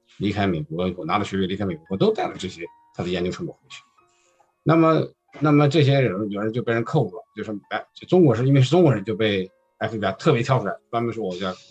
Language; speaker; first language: Chinese; native; Chinese